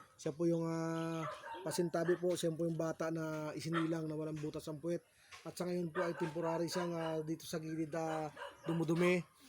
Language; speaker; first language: Filipino; native; Filipino